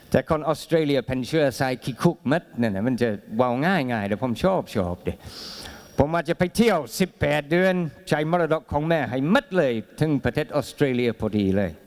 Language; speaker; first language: Thai; non-native, fluent; English